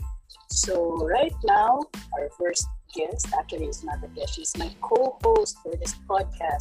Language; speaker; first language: English; non-native, local second language; Cebuano